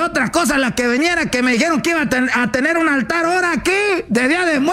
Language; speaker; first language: Spanish; native; Spanish